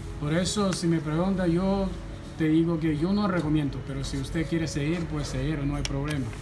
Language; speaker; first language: Spanish; non-native, fluent; Chinese